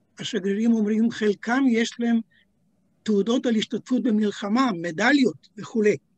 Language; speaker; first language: Hebrew; native; Hebrew